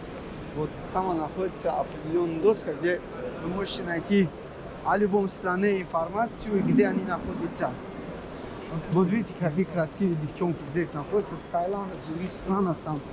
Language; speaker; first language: Russian; non-native, local second language; Tajik